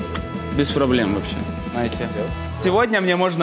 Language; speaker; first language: Russian; native; Russian